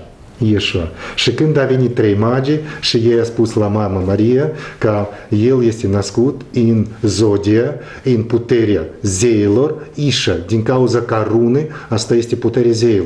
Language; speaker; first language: Romanian; non-native, local second language; Russian